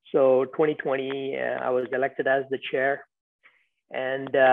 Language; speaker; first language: English; non-native, local second language; Tamil